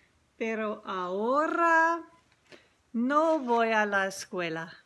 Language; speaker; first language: Spanish; non-native, fluent; English